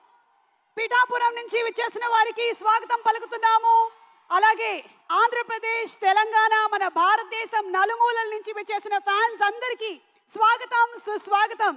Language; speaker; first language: Telugu; native; Telugu